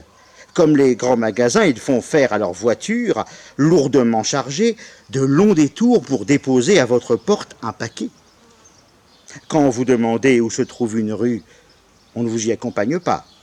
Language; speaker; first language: French; native; French